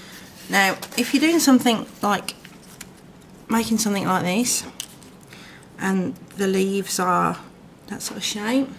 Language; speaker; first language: English; native; English